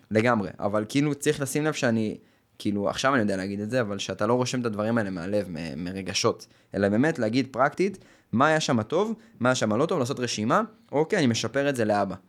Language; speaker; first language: Hebrew; native; Hebrew